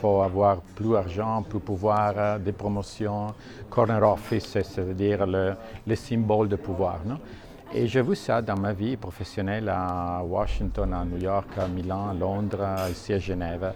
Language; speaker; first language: French; non-native, fluent; Italian